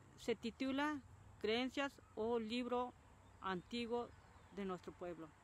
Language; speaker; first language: Spanish; non-native, local second language; Tzotzil